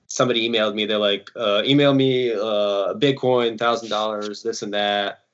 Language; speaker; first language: English; early bilingual, other home language; Ukrainian